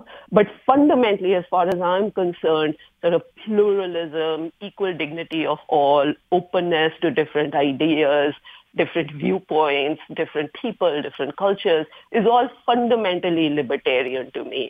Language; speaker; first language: English; non-native, local second language; Hindi